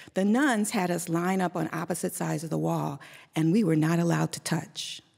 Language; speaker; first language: English; native; English